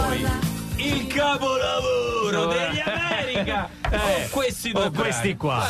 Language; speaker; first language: Italian; native; Italian